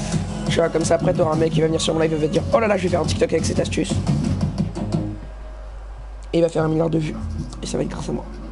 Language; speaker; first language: French; native; French